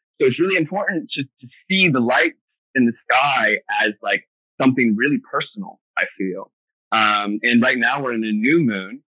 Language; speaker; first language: English; native; English